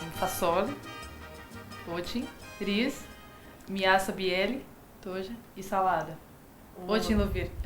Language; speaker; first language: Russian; non-native, learner; Portuguese